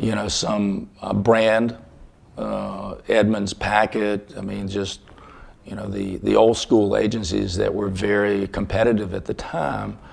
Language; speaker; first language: English; native; English